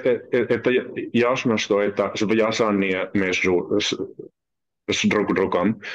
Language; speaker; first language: Russian; non-native, learner; Finnish